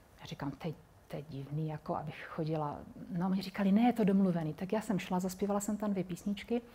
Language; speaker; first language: Czech; native; Czech